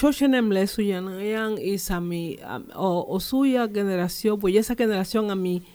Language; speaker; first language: Hungarian; non-native, learner; Spanish